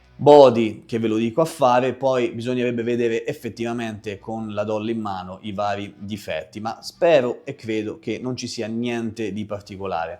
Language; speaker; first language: Italian; native; Italian